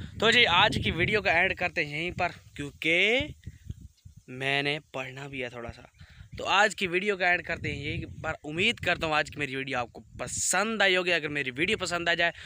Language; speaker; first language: Urdu; non-native, local second language; Punjabi